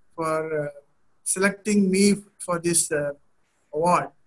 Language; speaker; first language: English; non-native, local second language; Tamil